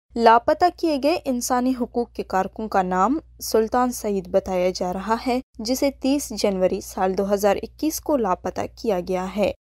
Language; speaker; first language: Urdu; non-native, local second language; Baluchi